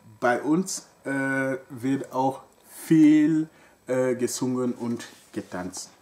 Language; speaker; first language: German; non-native, local second language; French